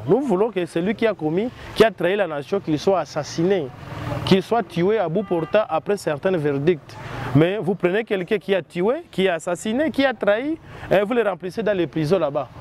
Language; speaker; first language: French; non-native, local second language; Swahili